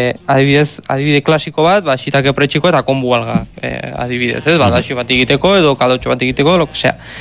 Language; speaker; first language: Basque; native; Basque